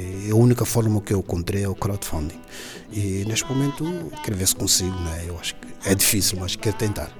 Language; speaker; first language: Portuguese; non-native, local second language; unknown